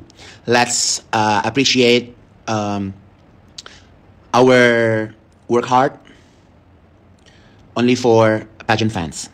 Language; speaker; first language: English; non-native, learner; Indonesian